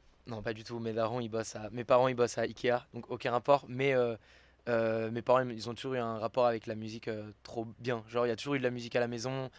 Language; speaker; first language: French; native; French